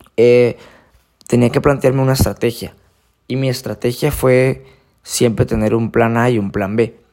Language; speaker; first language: Spanish; native; Spanish